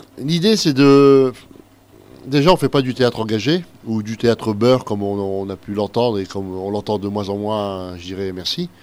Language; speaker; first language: French; native; French